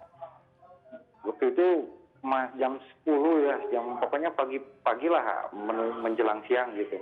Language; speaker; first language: Indonesian; native; Indonesian